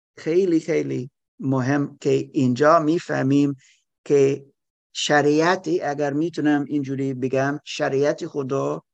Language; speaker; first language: Persian; non-native, learner; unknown